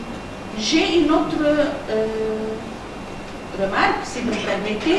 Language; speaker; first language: French; non-native, fluent; Arabic